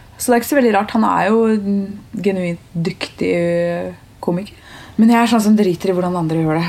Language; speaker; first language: Norwegian; early bilingual, other home language; Turkish